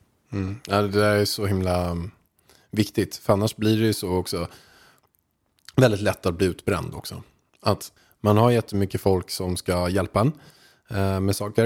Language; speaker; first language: Swedish; native; Swedish